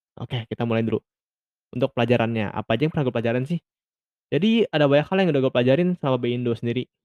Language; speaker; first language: Indonesian; native; Indonesian